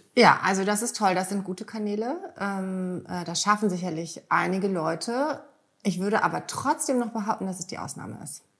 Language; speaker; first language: German; early bilingual, heritage; German